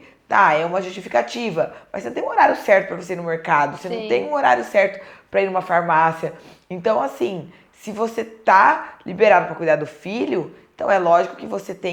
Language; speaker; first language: Portuguese; native; Portuguese